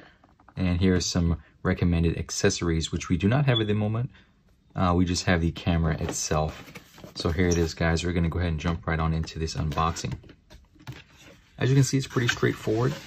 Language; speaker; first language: English; native; English